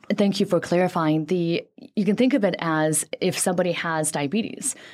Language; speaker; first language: English; early bilingual, other home language; Chinese